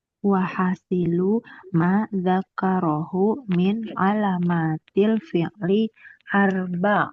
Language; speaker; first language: Arabic; non-native, learner; Indonesian